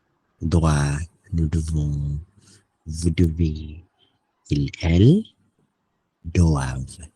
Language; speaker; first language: French; non-native, learner; Indonesian